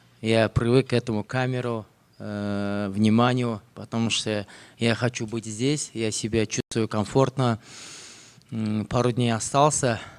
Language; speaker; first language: Russian; non-native, local second language; Kazakh